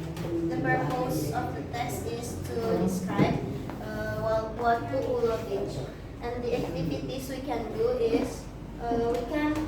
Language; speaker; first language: English; non-native, learner; Indonesian